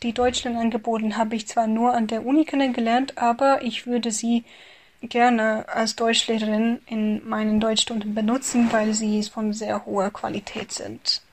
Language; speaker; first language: German; non-native, fluent; Hungarian